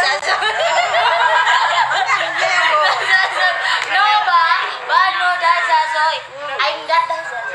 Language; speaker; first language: Vietnamese; non-native, learner; Indonesian